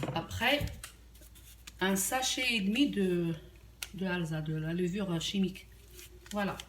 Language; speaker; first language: French; non-native, local second language; Arabic